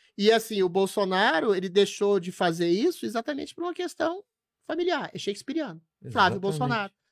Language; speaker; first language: Portuguese; native; Portuguese